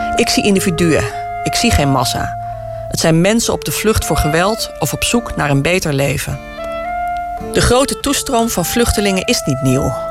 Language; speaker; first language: Dutch; native; Dutch